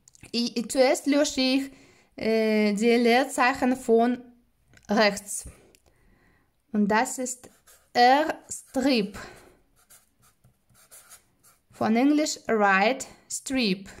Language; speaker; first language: German; non-native, fluent; Russian